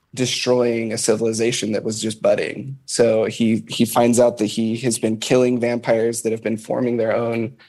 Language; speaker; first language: English; native; English